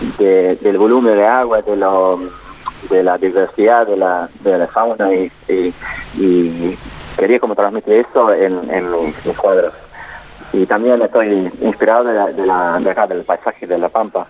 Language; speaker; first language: Spanish; non-native, fluent; English